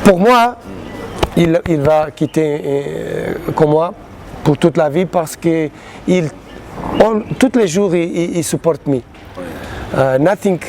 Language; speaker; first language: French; non-native, learner; Portuguese